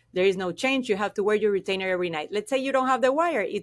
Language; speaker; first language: English; non-native, fluent; Spanish